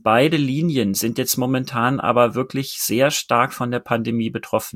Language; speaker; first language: German; native; German